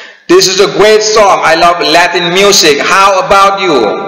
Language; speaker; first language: English; non-native, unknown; Indonesian